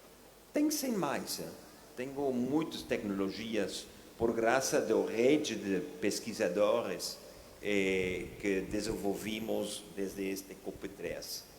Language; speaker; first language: Portuguese; non-native, fluent; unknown